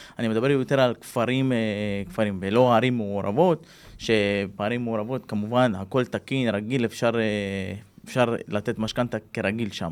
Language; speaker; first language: Hebrew; non-native, local second language; Arabic